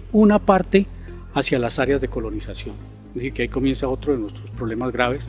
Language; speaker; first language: Spanish; native; Spanish